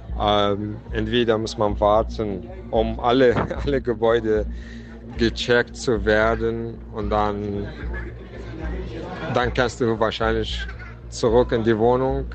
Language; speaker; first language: German; non-native, fluent; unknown